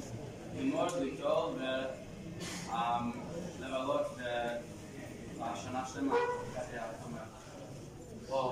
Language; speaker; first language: Hebrew; non-native, fluent; English